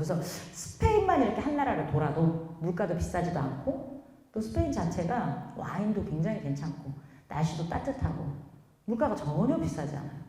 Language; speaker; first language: Korean; native; Korean